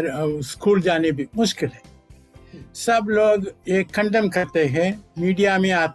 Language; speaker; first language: Hindi; non-native, fluent; Malayalam